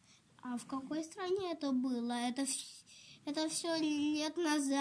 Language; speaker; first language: Russian; early bilingual, heritage; Russian